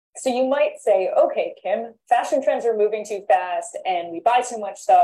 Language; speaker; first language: English; native; English